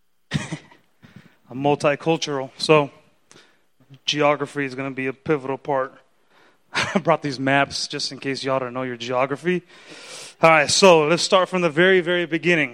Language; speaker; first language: English; early bilingual, other home language; Spanish